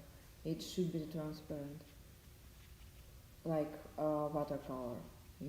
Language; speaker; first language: English; non-native, learner; Russian